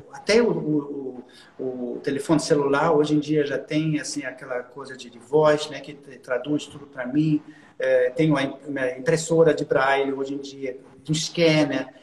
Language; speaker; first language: Portuguese; non-native, fluent; German